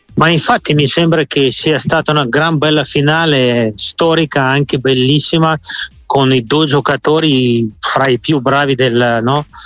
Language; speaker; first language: Italian; non-native, fluent; Russian